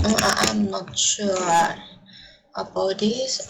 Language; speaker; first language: English; non-native, learner; Thai